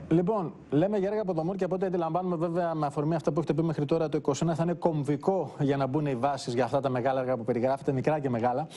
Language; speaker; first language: Greek; native; Greek